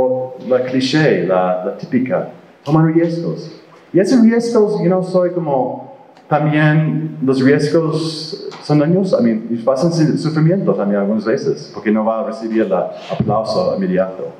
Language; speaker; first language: Spanish; non-native, fluent; English